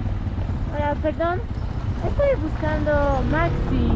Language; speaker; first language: Spanish; non-native, fluent; Polish